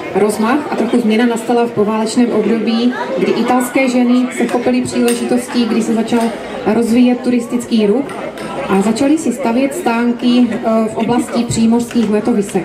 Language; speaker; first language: Czech; native; Czech